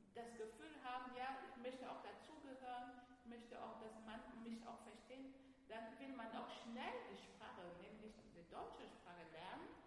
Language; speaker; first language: German; non-native, fluent; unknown